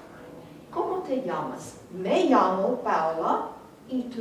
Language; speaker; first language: Spanish; non-native, fluent; English